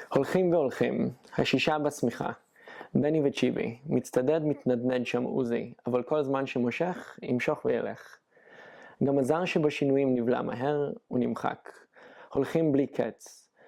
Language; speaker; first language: Hebrew; native; Hebrew